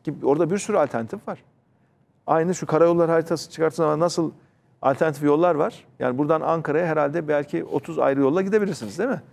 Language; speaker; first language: Turkish; native; Turkish